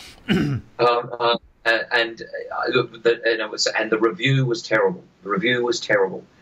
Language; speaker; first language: English; native; English